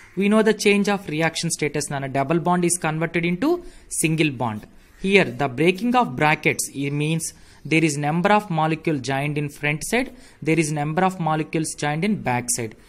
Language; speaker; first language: English; non-native, local second language; Telugu